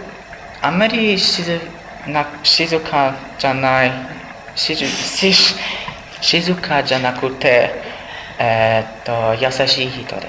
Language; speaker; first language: Japanese; non-native, learner; English